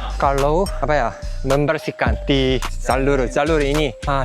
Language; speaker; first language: Indonesian; non-native, fluent; Korean